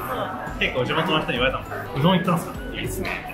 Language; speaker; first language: Japanese; native; Japanese